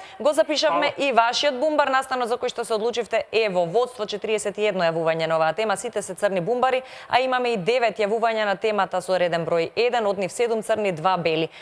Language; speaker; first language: Macedonian; native; Macedonian